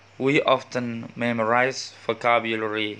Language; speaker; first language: English; non-native, learner; Indonesian